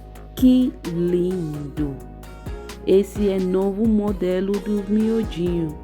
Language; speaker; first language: Portuguese; non-native, learner; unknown